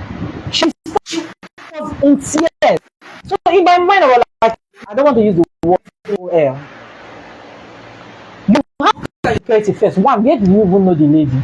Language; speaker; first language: English; non-native, local second language; Igbo